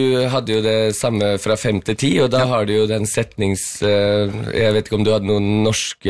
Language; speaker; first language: Norwegian; early bilingual, heritage; Norwegian